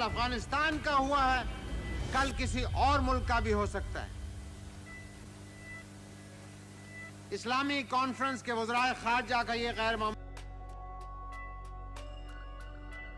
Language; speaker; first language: Urdu; non-native, local second language; Punjabi